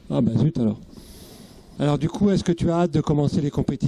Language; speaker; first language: French; native; French